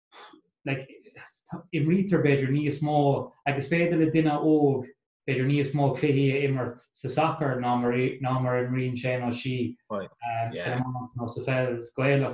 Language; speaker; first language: Irish; non-native, local second language; English